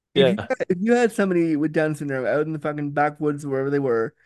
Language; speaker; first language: English; native; English